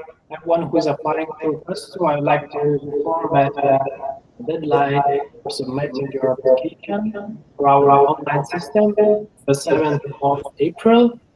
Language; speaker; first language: English; non-native, fluent; Lithuanian